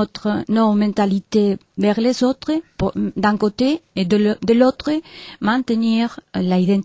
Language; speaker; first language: French; non-native, learner; Spanish